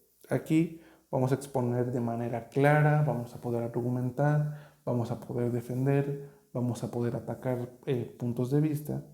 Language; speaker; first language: Spanish; native; Spanish